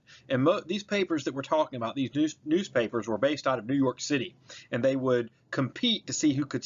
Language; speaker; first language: English; native; English